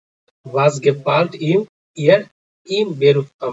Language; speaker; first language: German; non-native, learner; Bangla